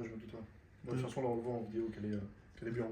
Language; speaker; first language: French; native; French